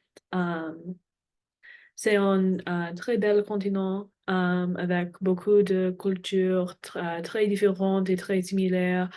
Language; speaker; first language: French; non-native, learner; English